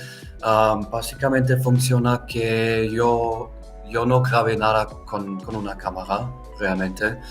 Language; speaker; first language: Spanish; non-native, fluent; German